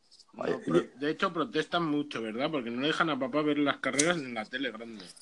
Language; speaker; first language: Spanish; native; Spanish